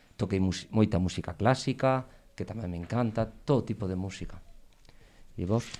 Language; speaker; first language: Galician; non-native, local second language; Spanish